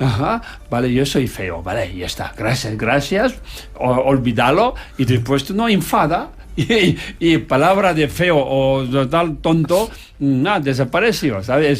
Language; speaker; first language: Spanish; non-native, learner; Tibetan